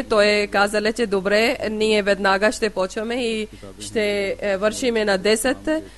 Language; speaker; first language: Bulgarian; non-native, learner; Urdu